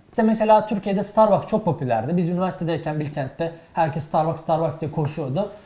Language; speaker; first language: Turkish; native; Turkish